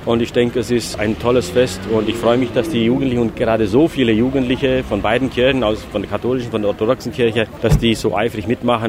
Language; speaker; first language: German; native; German